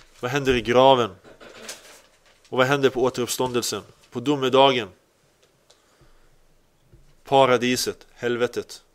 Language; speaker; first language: Swedish; early bilingual, other home language; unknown